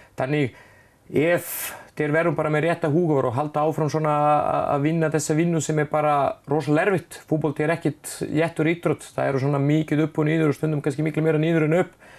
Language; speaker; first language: Icelandic; non-native, fluent; Serbian